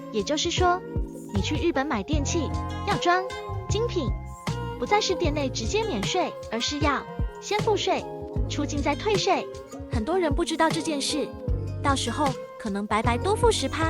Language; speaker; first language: Chinese; native; Chinese